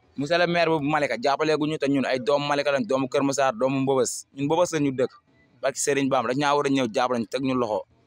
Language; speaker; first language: Wolof; native; Wolof